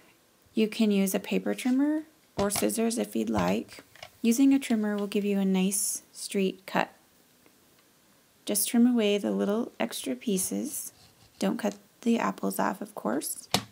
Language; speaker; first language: English; native; English